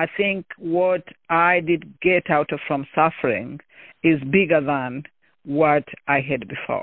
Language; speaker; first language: English; non-native, local second language; Kinyarwanda